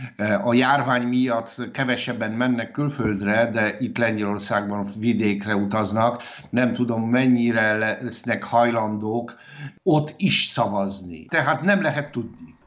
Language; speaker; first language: Hungarian; non-native, fluent; Polish